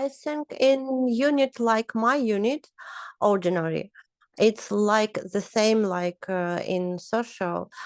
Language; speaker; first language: English; non-native, learner; Ukrainian